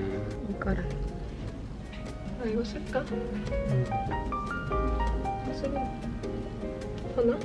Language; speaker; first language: Korean; non-native, fluent; Indonesian